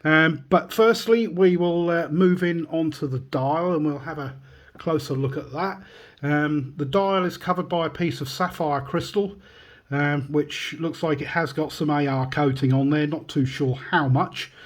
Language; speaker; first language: English; native; English